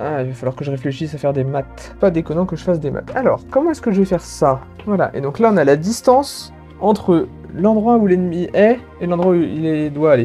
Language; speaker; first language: French; native; French